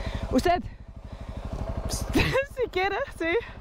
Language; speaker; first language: Spanish; non-native, learner; Dutch